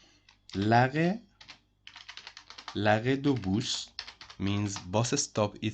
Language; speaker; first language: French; non-native, fluent; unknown